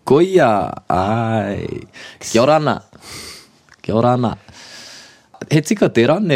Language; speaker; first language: Māori; non-native, local second language; English